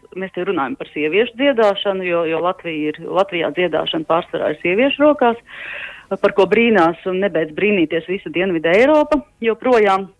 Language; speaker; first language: Latvian; native; Latvian